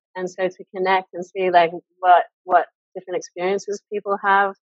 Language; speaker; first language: English; native; English